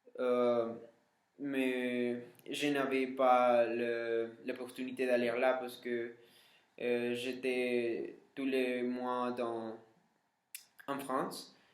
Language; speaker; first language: French; non-native, learner; Spanish